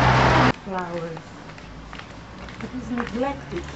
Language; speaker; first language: English; non-native, learner; Greek